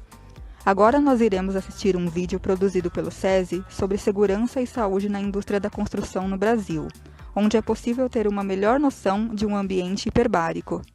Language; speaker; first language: Portuguese; native; Portuguese